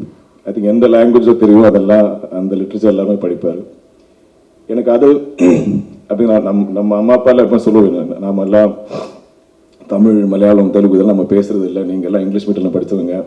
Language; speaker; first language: Tamil; non-native, local second language; Malayalam